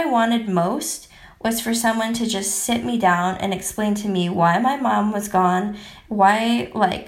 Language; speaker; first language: English; native; English